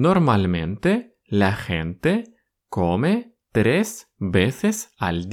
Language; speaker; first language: Spanish; non-native, fluent; Russian